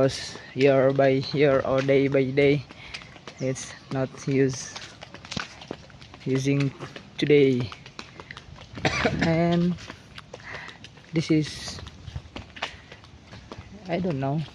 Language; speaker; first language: English; non-native, learner; Indonesian